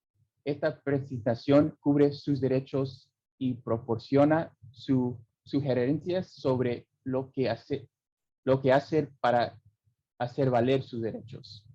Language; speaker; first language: Spanish; early bilingual, heritage; English